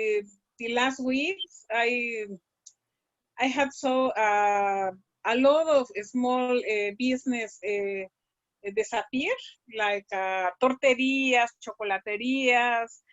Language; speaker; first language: English; non-native, learner; Spanish